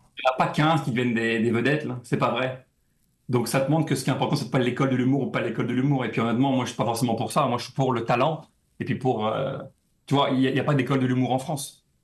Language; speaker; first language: French; native; French